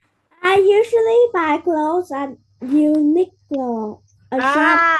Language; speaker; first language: English; non-native, learner; Vietnamese